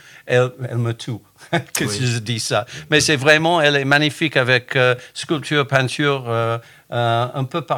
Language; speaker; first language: French; non-native, fluent; English